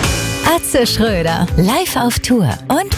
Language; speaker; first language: German; native; German